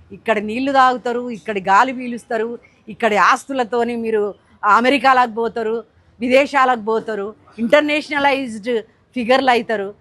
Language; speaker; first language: Telugu; native; Telugu